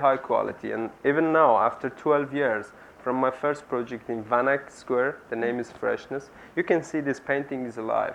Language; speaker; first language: English; non-native, learner; Persian